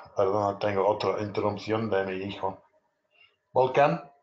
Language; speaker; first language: Spanish; non-native, fluent; English